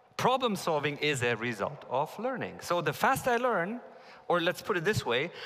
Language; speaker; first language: English; non-native, fluent; German